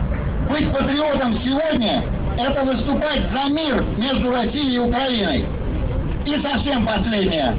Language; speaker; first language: Russian; native; Russian